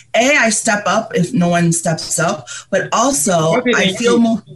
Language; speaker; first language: English; native; English